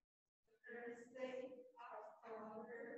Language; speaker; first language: English; non-native, learner; Portuguese